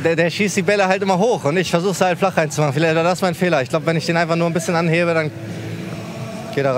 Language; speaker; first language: German; native; German